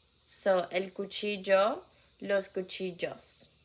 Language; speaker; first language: Spanish; non-native, fluent; English